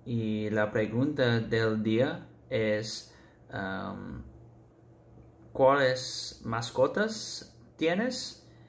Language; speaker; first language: Spanish; non-native, learner; English